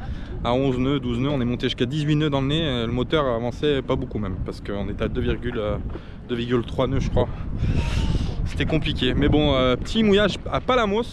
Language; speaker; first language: French; native; French